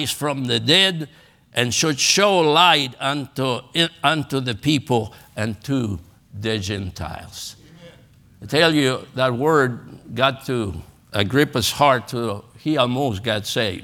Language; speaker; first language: English; non-native, fluent; Spanish